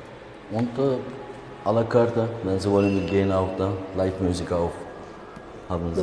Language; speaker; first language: German; non-native, learner; Turkish